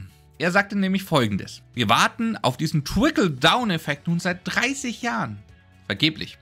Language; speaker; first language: German; native; German